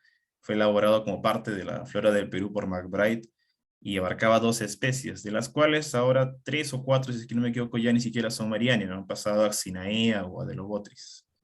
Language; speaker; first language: Spanish; native; Spanish